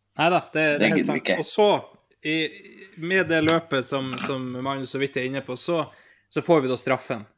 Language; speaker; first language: Norwegian; native; Norwegian